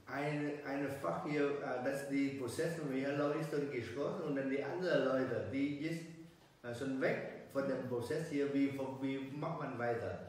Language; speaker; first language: German; non-native, learner; Vietnamese